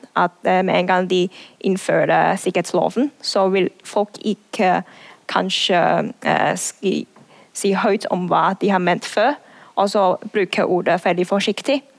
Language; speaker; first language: Norwegian; non-native, fluent; Cantonese